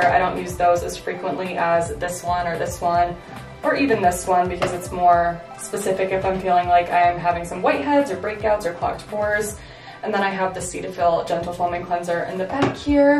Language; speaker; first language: English; native; English